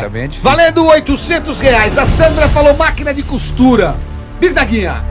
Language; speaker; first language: Portuguese; native; Portuguese